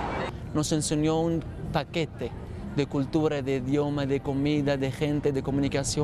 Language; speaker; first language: Spanish; non-native, learner; Kurdish